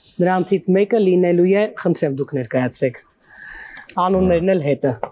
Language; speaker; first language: Armenian; native; Armenian